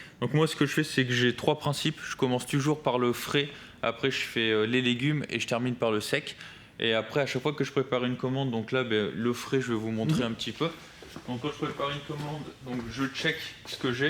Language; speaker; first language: French; native; French